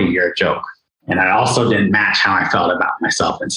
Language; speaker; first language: English; native; English